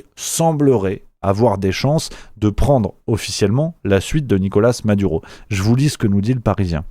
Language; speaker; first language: French; native; French